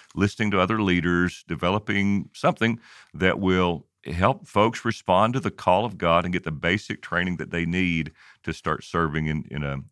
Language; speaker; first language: English; native; English